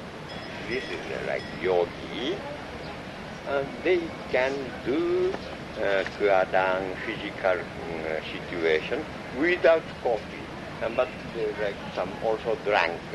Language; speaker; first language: English; non-native, learner; Japanese